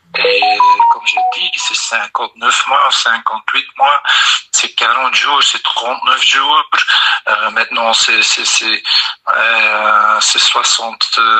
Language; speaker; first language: French; non-native, learner; Dutch